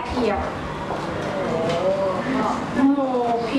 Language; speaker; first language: English; non-native, learner; Thai